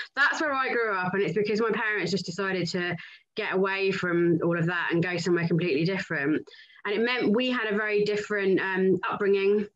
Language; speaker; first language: English; native; English